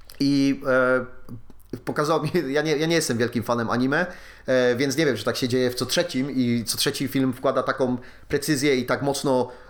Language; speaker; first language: Polish; native; Polish